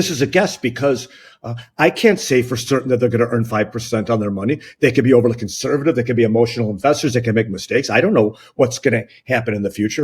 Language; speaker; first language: English; native; English